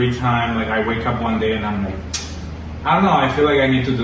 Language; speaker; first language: English; non-native, fluent; Spanish